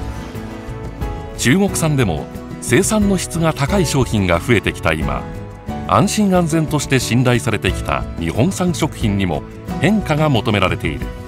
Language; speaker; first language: Japanese; native; Japanese